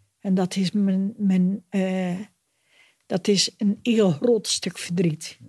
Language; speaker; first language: Dutch; native; Dutch